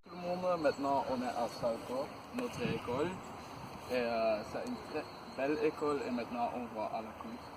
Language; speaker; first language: French; non-native, learner; Dutch